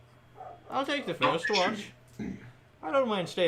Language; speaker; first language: English; native; English